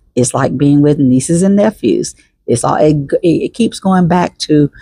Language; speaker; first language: English; native; English